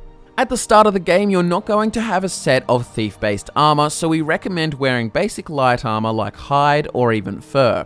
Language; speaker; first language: English; native; English